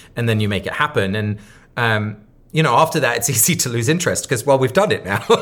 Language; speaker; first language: English; native; English